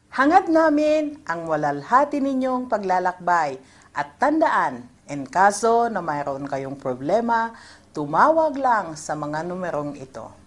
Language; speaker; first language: Filipino; native; Filipino